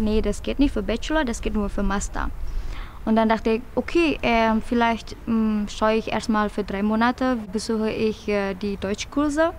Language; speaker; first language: German; non-native, fluent; Indonesian